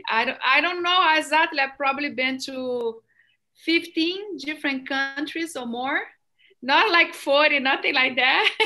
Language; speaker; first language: English; non-native, fluent; Portuguese